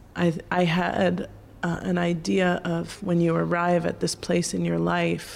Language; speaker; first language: English; native; English